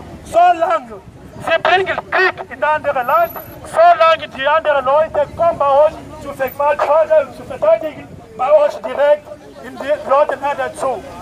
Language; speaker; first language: German; non-native, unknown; Lingala